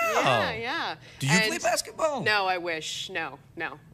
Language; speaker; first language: English; native; English